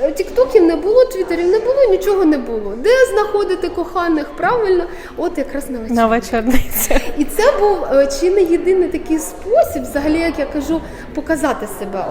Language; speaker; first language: Ukrainian; native; Ukrainian